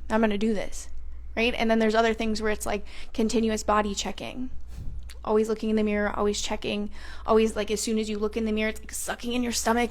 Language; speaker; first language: English; native; English